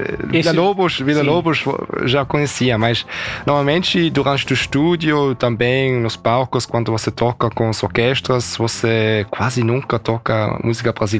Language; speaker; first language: Portuguese; early bilingual, heritage; German